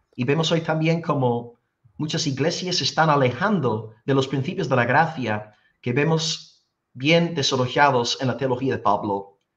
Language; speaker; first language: Spanish; non-native, fluent; English